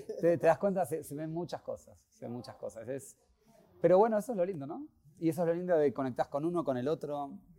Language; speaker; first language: Spanish; native; Spanish